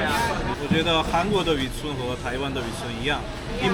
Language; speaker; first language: Chinese; non-native, fluent; Korean